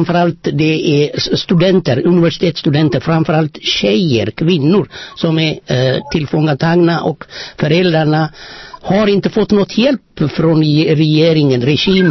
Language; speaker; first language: Swedish; non-native, fluent; Amharic